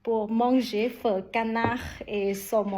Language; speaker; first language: French; non-native, learner; Vietnamese